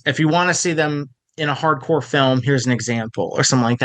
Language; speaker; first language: English; native; English